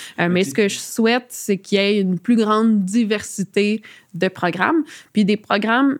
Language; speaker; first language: French; native; French